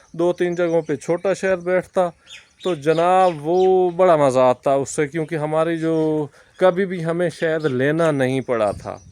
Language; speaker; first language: Urdu; non-native, local second language; Punjabi